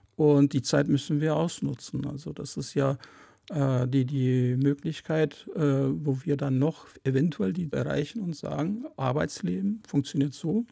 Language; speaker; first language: German; early bilingual, other home language; Turkish